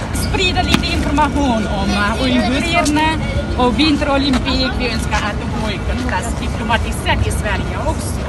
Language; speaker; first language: Swedish; non-native, learner; Uyghur